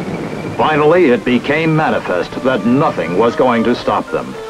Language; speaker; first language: English; native; English